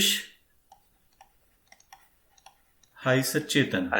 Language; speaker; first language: German; non-native, learner; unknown